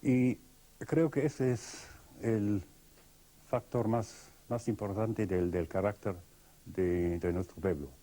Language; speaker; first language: Spanish; non-native, fluent; Russian